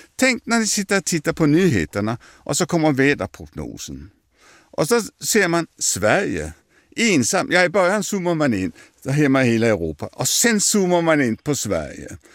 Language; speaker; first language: Swedish; native; Swedish